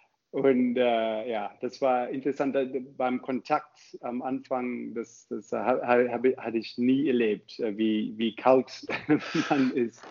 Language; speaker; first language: German; non-native, fluent; English